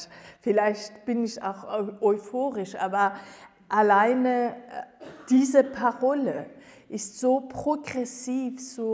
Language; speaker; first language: German; non-native, fluent; Persian